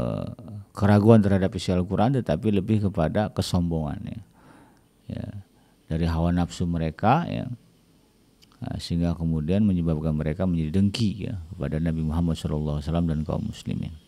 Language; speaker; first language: Indonesian; native; Indonesian